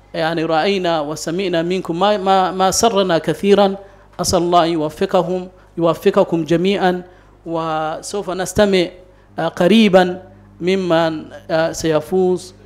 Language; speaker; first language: Arabic; non-native, fluent; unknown